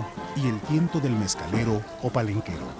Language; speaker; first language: Spanish; native; Spanish